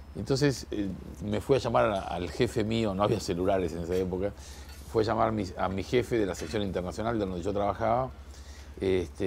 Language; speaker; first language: Spanish; native; Spanish